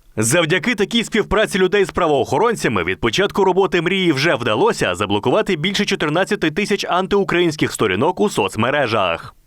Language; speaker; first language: Ukrainian; native; Ukrainian